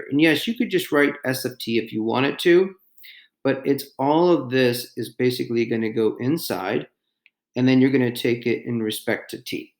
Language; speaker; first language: English; native; English